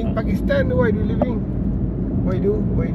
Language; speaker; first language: English; non-native, learner; Malay